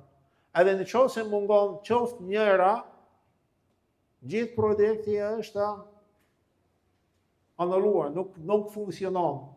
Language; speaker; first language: Albanian; non-native, fluent; English